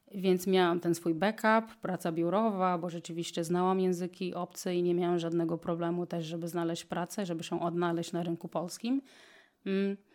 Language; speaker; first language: Polish; non-native, fluent; Portuguese